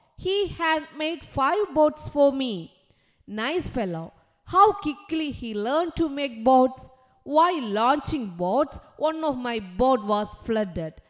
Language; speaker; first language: English; non-native, local second language; Malayalam